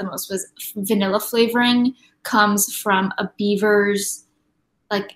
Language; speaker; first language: English; non-native, local second language; Filipino